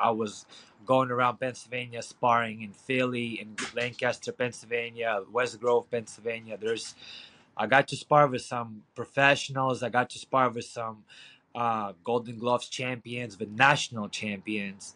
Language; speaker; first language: English; non-native, fluent; Ukrainian